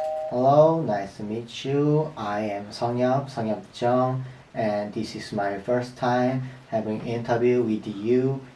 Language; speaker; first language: English; non-native, learner; Korean